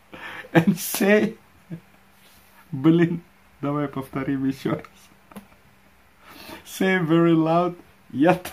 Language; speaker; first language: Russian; non-native, fluent; Indonesian